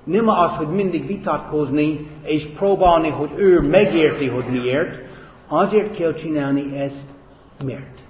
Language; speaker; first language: Hungarian; non-native, fluent; English